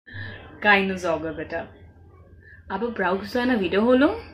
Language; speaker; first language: German; non-native, fluent; Hindi